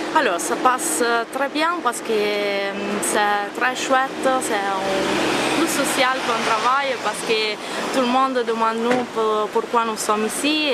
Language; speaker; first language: French; non-native, learner; Italian